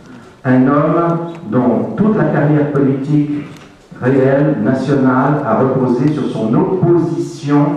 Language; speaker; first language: French; native; French